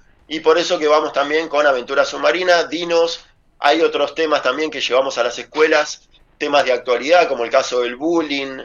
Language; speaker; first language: Spanish; native; Spanish